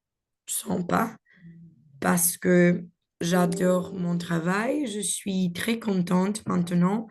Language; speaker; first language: French; non-native, learner; Spanish